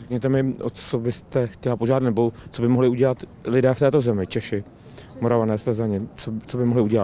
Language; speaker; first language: Czech; native; Czech